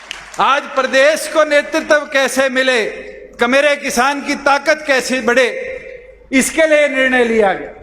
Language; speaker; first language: Hindi; native; Hindi